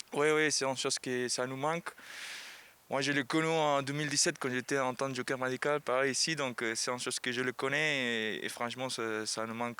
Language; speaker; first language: French; non-native, learner; Spanish